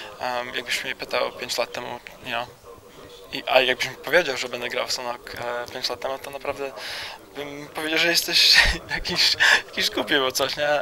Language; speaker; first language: Polish; early bilingual, heritage; Polish